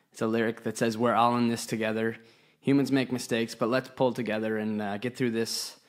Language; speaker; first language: English; native; English